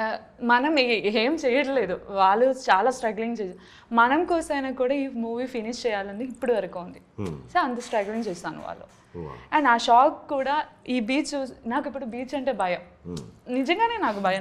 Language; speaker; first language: Telugu; non-native, learner; Malayalam